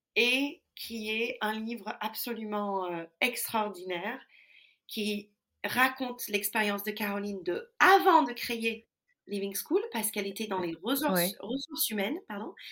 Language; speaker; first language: French; non-native, fluent; English